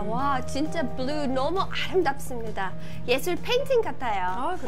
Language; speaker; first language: Korean; non-native, learner; English